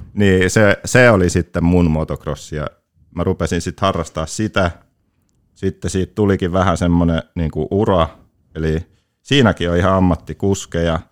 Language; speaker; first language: Finnish; early bilingual, other home language; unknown